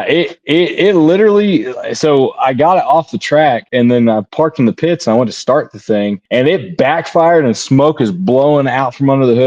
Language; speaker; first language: English; native; English